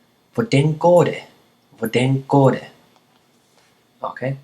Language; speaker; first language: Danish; non-native, learner; English